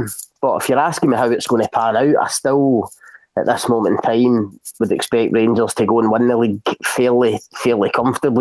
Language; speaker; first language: English; native; English